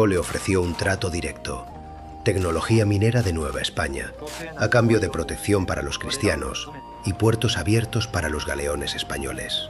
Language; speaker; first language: Spanish; native; Spanish